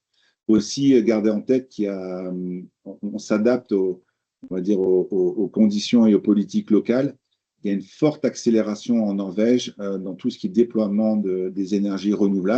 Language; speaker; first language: French; native; French